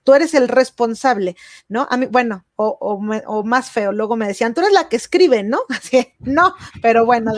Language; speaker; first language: Spanish; native; Spanish